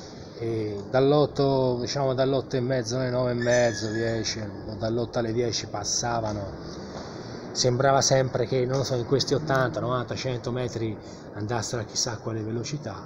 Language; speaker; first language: Italian; native; Italian